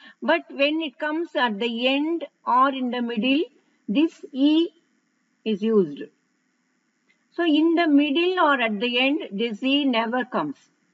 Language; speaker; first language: English; non-native, local second language; Tamil